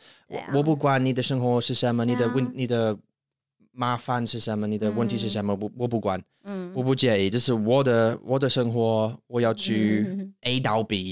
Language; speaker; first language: Chinese; non-native, learner; English